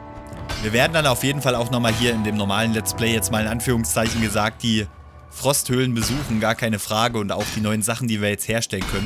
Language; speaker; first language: German; native; German